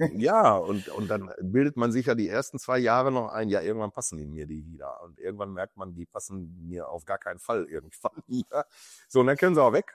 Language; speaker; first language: German; native; German